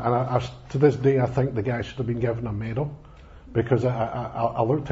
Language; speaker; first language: English; native; English